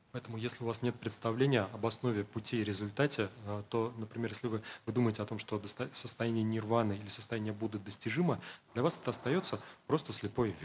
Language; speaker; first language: Russian; native; Russian